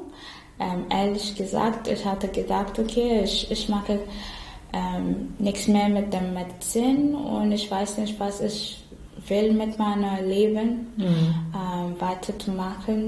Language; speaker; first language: German; non-native, learner; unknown